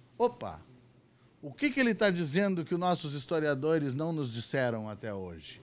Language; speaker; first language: Portuguese; native; Portuguese